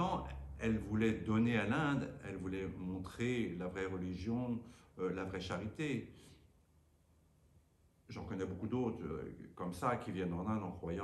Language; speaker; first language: French; native; French